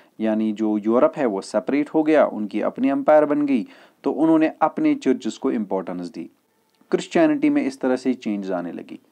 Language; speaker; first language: Hindi; non-native, local second language; Kashmiri